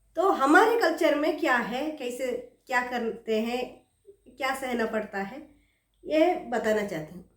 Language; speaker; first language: Hindi; non-native, local second language; Kannada